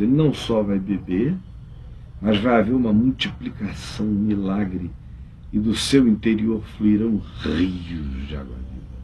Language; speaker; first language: Portuguese; native; Portuguese